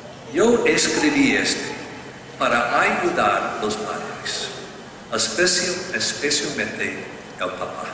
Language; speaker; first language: Spanish; non-native, learner; English